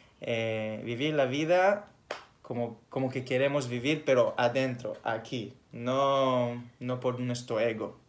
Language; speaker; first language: Spanish; non-native, fluent; Hebrew